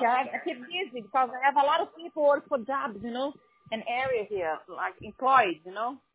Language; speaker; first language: English; non-native, learner; Portuguese